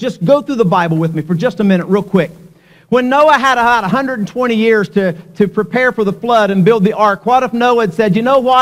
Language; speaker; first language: English; native; English